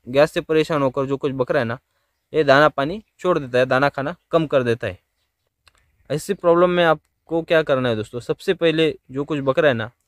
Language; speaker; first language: Hindi; non-native, local second language; Marathi